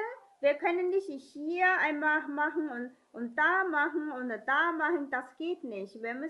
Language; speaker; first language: German; non-native, learner; Chinese